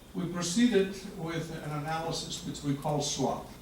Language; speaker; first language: English; non-native, fluent; Greek